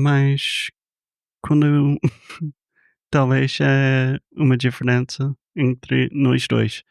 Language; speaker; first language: Portuguese; non-native, fluent; English